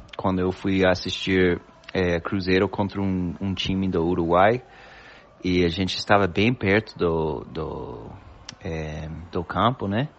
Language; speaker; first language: Portuguese; non-native, fluent; English